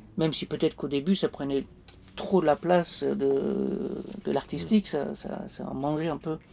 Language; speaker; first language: French; non-native, fluent; Danish